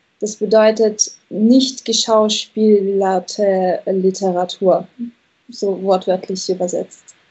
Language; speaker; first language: German; non-native, fluent; Russian